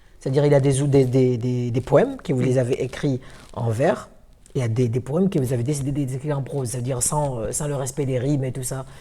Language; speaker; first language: French; non-native, local second language; Ngazidja Comorian